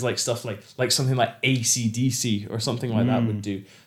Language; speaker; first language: English; native; English